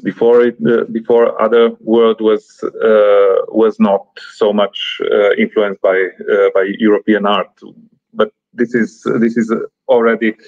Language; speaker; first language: English; non-native, fluent; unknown